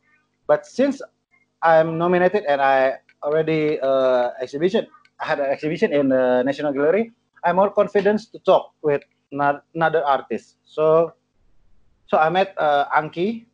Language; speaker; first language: English; non-native, learner; Indonesian